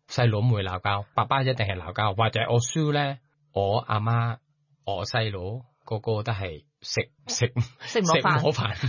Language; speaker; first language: Cantonese; non-native, fluent; Thai